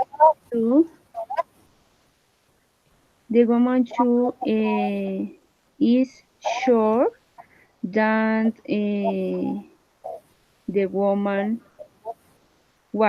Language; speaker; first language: English; non-native, learner; Spanish